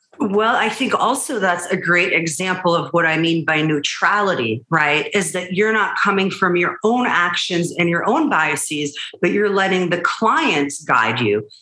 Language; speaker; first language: English; early bilingual, other home language; Hebrew